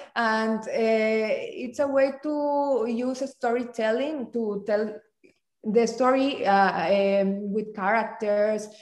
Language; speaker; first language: English; non-native, fluent; Spanish